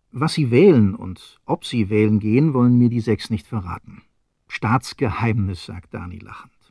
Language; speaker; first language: German; native; German